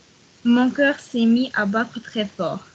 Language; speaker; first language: French; non-native, learner; Arabic